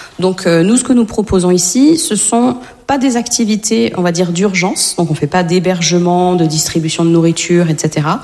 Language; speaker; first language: French; native; French